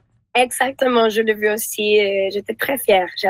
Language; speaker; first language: French; non-native, learner; Spanish